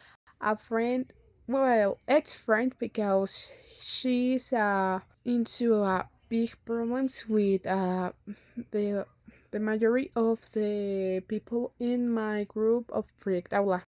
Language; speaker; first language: English; non-native, learner; Spanish